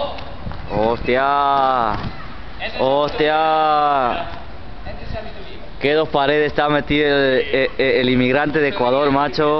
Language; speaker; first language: Spanish; native; Spanish